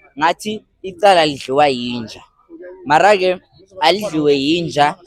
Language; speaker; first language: Zulu; native; Zulu